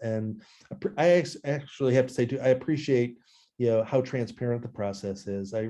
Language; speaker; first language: English; native; English